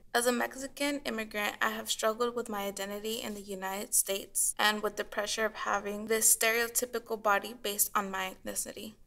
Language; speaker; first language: English; native; English